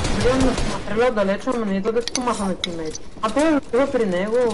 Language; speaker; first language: Bulgarian; native; Bulgarian